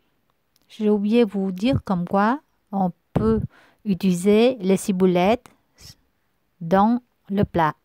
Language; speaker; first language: French; non-native, learner; Vietnamese